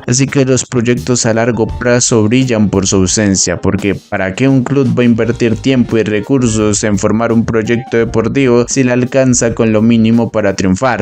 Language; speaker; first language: Spanish; native; Spanish